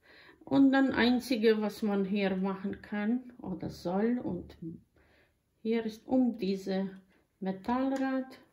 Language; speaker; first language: German; non-native, learner; Croatian